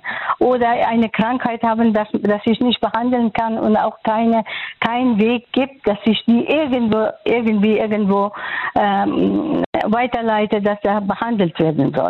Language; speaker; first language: German; non-native, fluent; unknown